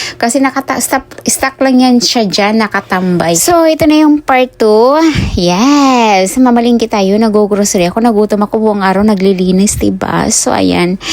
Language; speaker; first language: Filipino; non-native, local second language; Cebuano